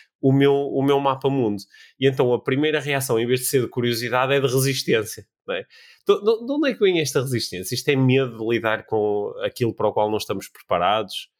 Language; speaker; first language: Portuguese; native; Portuguese